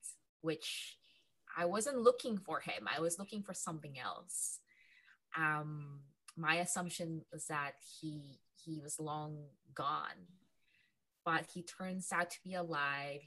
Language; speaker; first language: English; non-native, local second language; Filipino